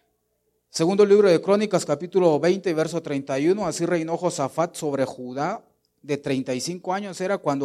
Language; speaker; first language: Spanish; native; Spanish